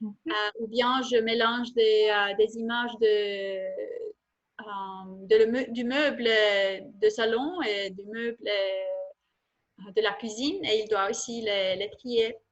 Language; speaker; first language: French; non-native, fluent; Estonian